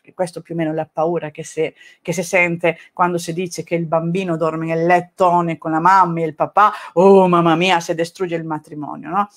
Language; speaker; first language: Italian; non-native, fluent; Spanish